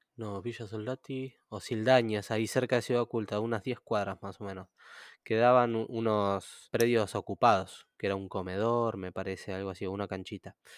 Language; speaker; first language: Spanish; native; Spanish